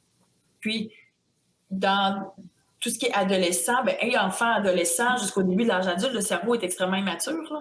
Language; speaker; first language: French; native; French